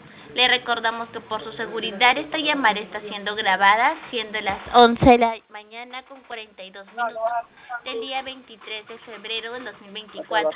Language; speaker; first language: Spanish; native; Spanish